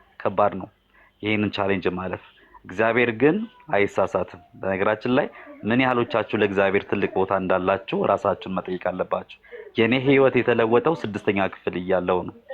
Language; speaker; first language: Amharic; non-native, local second language; Tigrinya